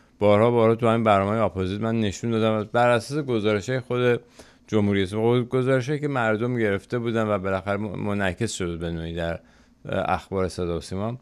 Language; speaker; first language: Persian; native; Persian